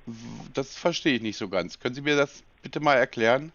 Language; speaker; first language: German; native; German